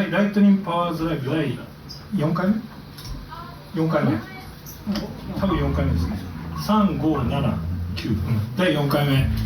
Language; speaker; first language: Japanese; native; Japanese